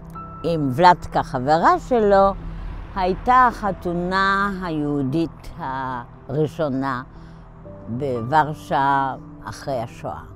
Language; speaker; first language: Hebrew; non-native, fluent; Polish